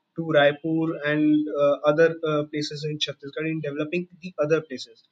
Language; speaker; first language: English; non-native, local second language; Hindi